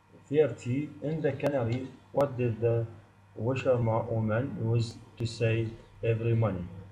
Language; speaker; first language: English; non-native, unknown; Arabic